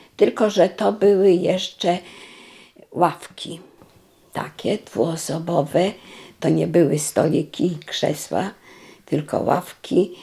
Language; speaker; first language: Polish; native; Polish